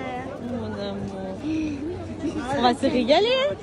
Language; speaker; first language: French; native; French